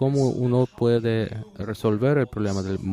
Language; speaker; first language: Spanish; non-native, learner; Korean